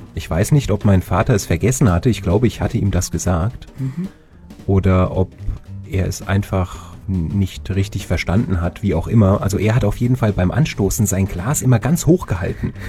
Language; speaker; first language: German; native; German